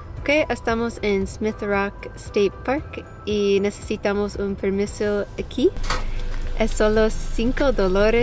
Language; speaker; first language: Spanish; non-native, learner; English